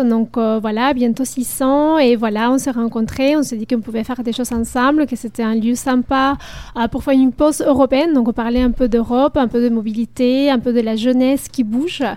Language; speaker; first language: French; non-native, fluent; Spanish